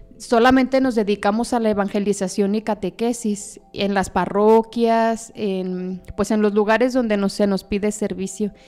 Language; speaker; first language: Spanish; native; Spanish